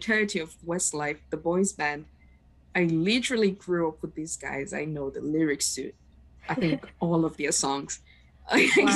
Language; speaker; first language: English; non-native, local second language; Igbo